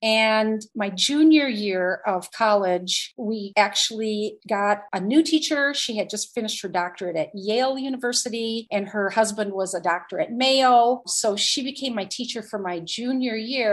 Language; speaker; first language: English; native; English